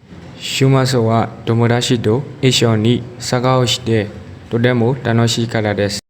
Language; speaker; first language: Japanese; non-native, learner; Burmese